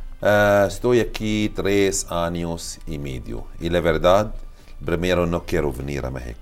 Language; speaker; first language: Spanish; non-native, learner; Arabic